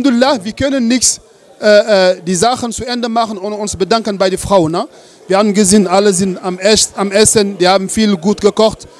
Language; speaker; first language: German; non-native, learner; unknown